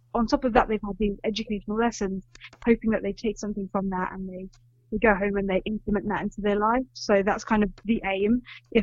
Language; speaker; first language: English; native; English